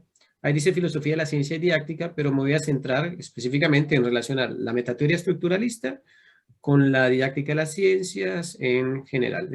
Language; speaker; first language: Spanish; native; Spanish